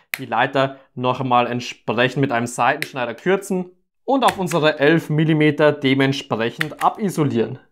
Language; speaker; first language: German; native; German